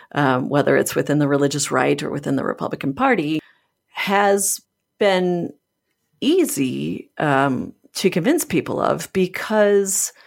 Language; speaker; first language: English; native; English